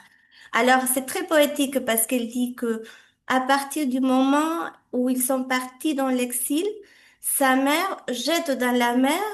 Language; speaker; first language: French; non-native, fluent; Spanish